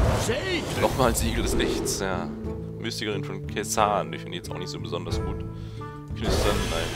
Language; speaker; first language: German; native; German